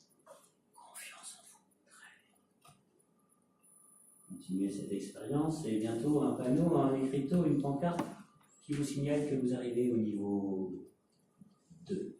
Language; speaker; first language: French; native; French